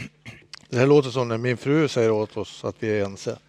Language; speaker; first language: Swedish; native; Swedish